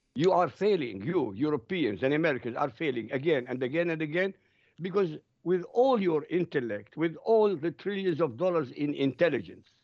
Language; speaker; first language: English; non-native, fluent; Arabic